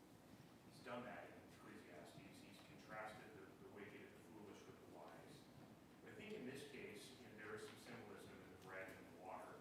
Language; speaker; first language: English; native; English